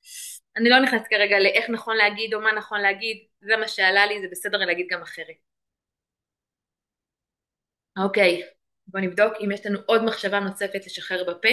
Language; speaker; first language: Hebrew; native; Hebrew